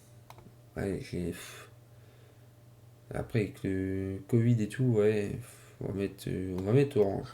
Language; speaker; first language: French; native; French